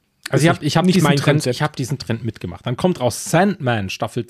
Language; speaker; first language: German; native; German